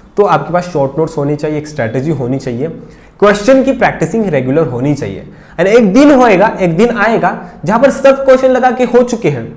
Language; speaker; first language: Hindi; non-native, local second language; Marathi